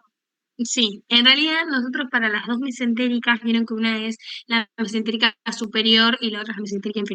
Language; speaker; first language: Spanish; native; Spanish